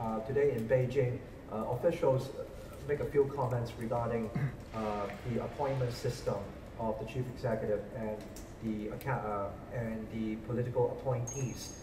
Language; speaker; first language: English; non-native, local second language; Cantonese